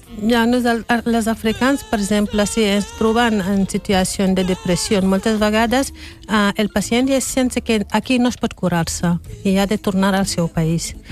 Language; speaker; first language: Catalan; non-native, learner; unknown